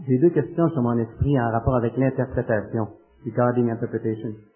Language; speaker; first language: French; native; French